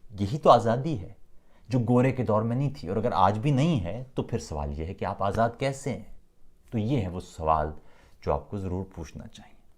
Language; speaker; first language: Urdu; native; Urdu